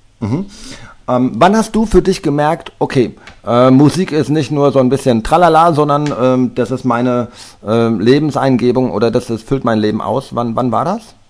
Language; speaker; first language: German; native; German